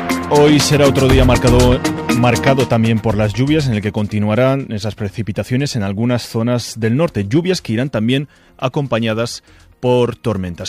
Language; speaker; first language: Spanish; native; Spanish